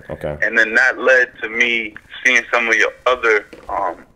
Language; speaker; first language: English; native; English